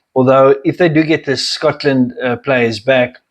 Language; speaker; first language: English; non-native, local second language; Afrikaans